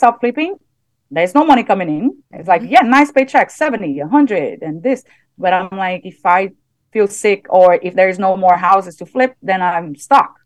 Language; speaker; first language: English; non-native, fluent; Portuguese